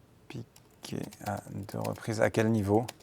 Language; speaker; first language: French; native; French